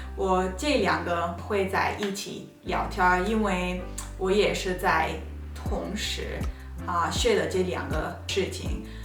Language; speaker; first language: Chinese; non-native, learner; Spanish